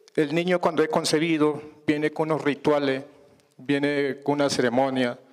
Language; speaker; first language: Spanish; non-native, local second language; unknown